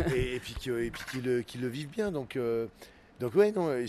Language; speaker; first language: French; native; French